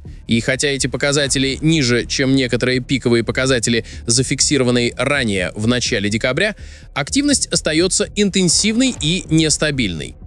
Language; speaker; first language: Russian; native; Russian